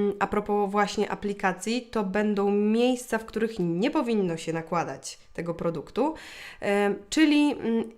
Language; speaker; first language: Polish; native; Polish